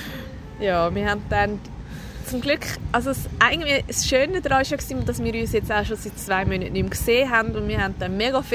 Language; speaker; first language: German; native; German